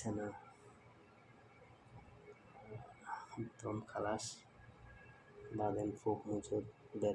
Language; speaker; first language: Arabic; non-native, learner; Bangla